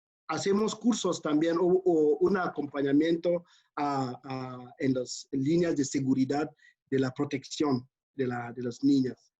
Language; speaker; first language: Spanish; non-native, fluent; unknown